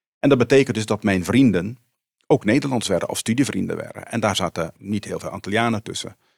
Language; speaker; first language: Dutch; non-native, local second language; Papiamento